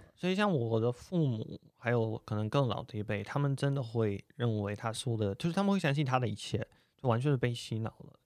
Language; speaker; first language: Chinese; non-native, fluent; Russian